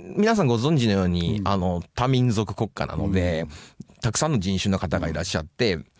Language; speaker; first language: Japanese; native; Japanese